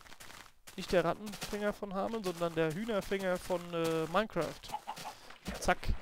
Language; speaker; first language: German; native; German